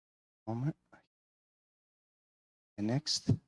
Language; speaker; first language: English; non-native, fluent; Greek